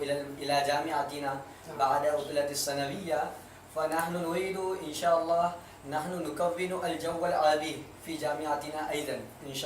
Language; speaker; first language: Arabic; non-native, learner; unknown